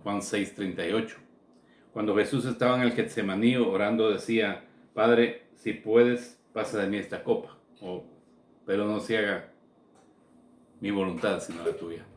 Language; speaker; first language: Spanish; native; Spanish